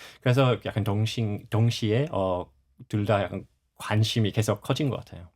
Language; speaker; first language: Korean; non-native, fluent; English